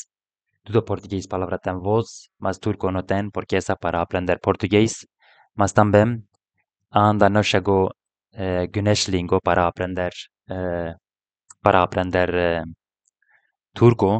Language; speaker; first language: Portuguese; non-native, learner; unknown